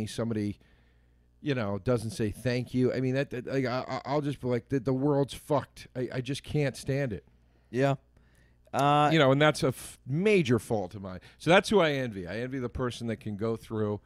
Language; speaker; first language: English; native; English